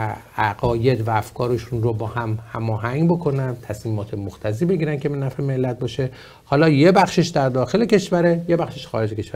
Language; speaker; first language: Persian; native; Persian